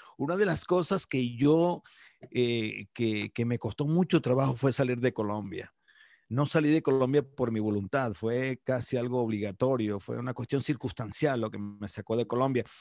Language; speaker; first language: Spanish; native; Spanish